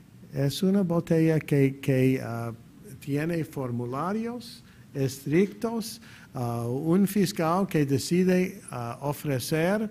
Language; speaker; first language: Spanish; non-native, fluent; English